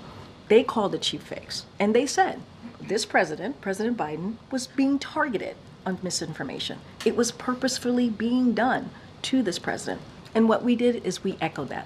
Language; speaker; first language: English; native; English